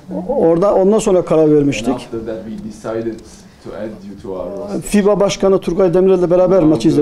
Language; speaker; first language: Turkish; native; Turkish